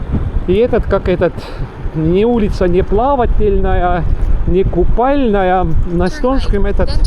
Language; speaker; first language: Russian; non-native, local second language; Estonian